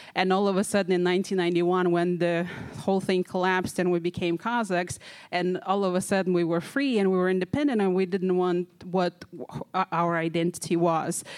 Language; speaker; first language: English; non-native, fluent; Kazakh